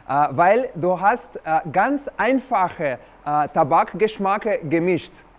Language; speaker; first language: German; non-native, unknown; Russian